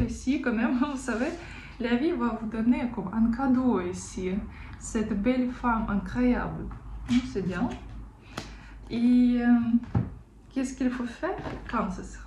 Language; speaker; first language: French; non-native, fluent; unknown